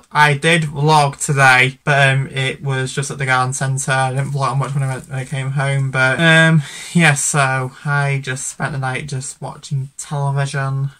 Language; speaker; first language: English; native; English